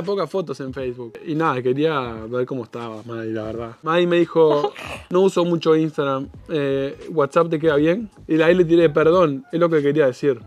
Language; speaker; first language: Spanish; native; Spanish